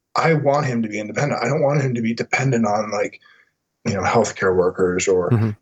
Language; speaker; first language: English; native; English